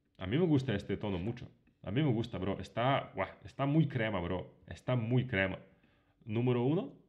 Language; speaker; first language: Spanish; non-native, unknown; Ukrainian